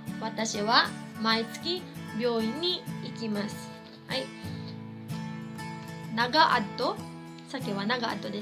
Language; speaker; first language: Japanese; non-native, fluent; Cebuano